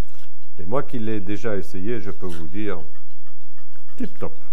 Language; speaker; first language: French; native; French